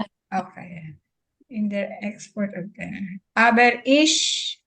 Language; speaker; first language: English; non-native, local second language; Filipino